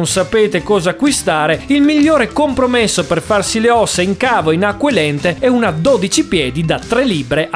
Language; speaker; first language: Italian; native; Italian